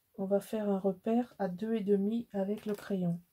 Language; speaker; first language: French; native; French